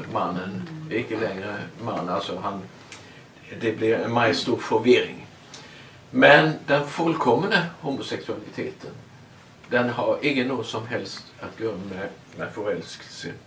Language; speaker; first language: Swedish; non-native, learner; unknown